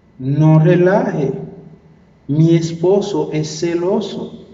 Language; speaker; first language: Spanish; non-native, fluent; Haitian Creole